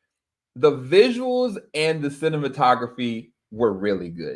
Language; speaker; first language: English; native; English